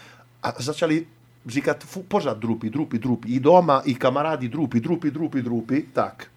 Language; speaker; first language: Czech; non-native, learner; Italian